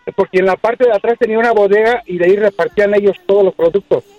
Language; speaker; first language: Spanish; native; Spanish